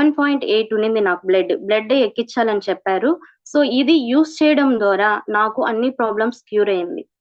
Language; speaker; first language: Telugu; native; Telugu